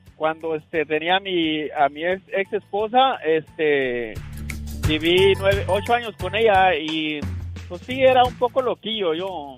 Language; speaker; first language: Spanish; native; Spanish